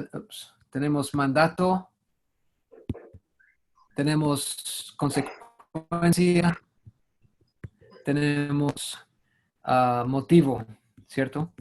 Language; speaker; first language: Spanish; non-native, fluent; English